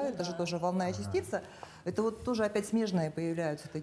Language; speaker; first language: Russian; native; Russian